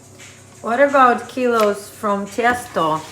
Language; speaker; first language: English; non-native, fluent; Russian